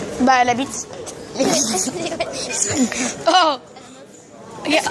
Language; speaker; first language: French; native; French